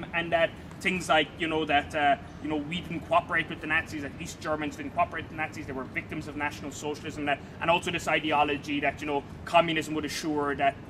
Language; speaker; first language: English; native; English